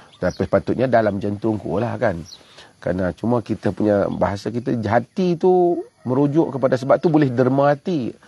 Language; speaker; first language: Malay; native; Malay